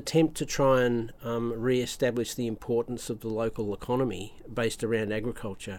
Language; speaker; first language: English; native; English